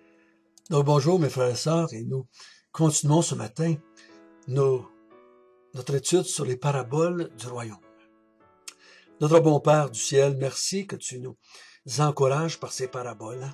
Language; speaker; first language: French; native; French